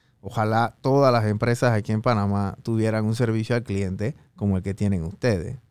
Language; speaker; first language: Spanish; native; Spanish